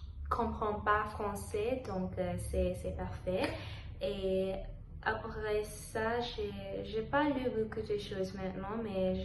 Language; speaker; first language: French; non-native, learner; Telugu